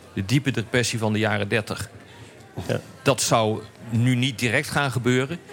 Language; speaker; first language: Dutch; native; Dutch